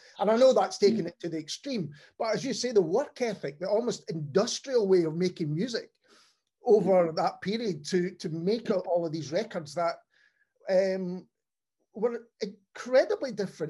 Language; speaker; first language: English; native; English